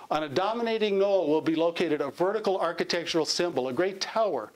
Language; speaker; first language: English; native; English